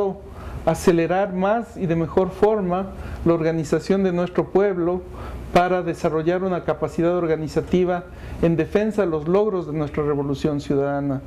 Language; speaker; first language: Spanish; native; Spanish